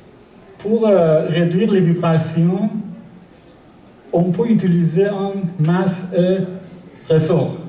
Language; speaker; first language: French; non-native, learner; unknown